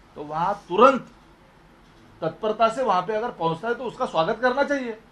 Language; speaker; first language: Hindi; non-native, local second language; Marathi